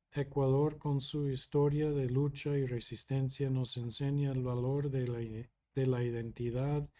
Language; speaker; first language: Spanish; non-native, fluent; English